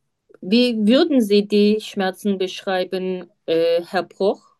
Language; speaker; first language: German; non-native, fluent; Turkish